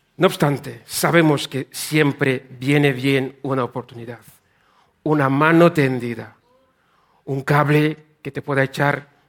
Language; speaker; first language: Spanish; non-native, fluent; French